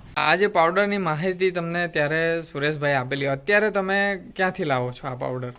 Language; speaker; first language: Gujarati; native; Gujarati